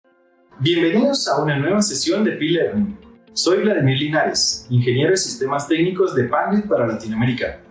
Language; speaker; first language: Spanish; native; Spanish